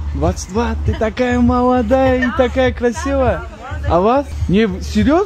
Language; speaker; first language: Russian; non-native, fluent; Tajik